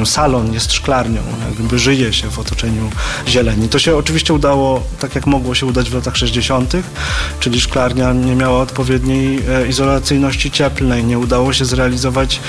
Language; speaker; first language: Polish; native; Polish